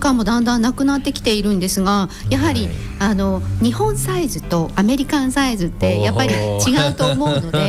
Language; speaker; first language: Japanese; native; Japanese